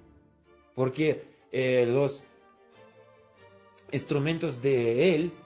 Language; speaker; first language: Spanish; non-native, fluent; Russian